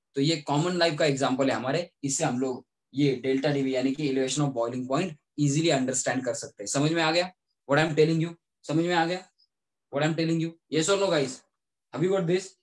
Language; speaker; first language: Hindi; native; Hindi